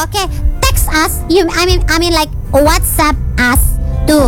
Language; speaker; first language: English; non-native, learner; Indonesian